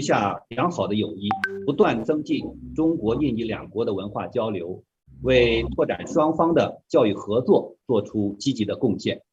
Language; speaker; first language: Chinese; native; Chinese